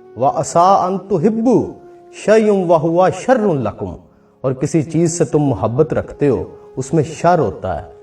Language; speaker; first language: Urdu; non-native, local second language; Punjabi